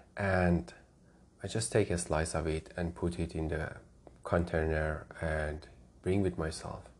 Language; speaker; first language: English; non-native, fluent; Persian